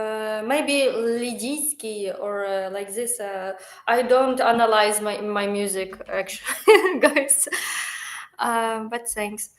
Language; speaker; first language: English; non-native, learner; Ukrainian